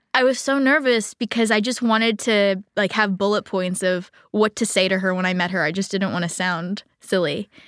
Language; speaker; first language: English; native; English